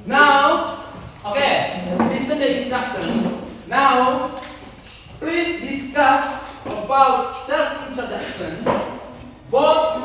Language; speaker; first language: English; non-native, learner; Indonesian